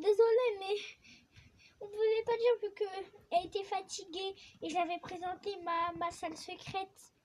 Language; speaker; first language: French; native; French